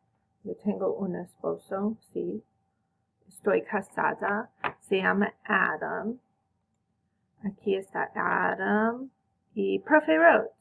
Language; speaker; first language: Spanish; non-native, fluent; English